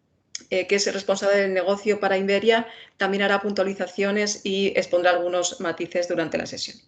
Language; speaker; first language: Spanish; native; Spanish